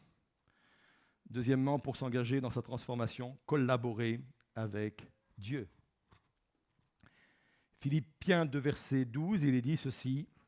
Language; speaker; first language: French; native; French